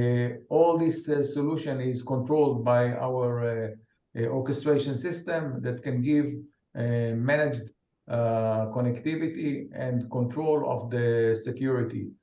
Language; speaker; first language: English; non-native, fluent; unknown